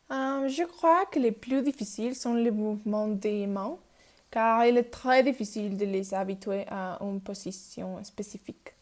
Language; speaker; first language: French; non-native, learner; Spanish